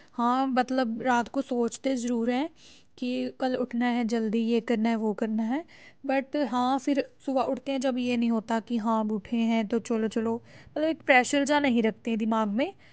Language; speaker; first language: Hindi; non-native, local second language; Punjabi